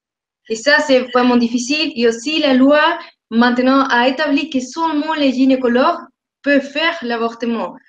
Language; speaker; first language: French; non-native, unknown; Spanish